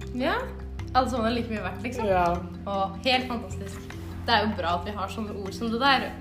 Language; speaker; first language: Norwegian; native; Norwegian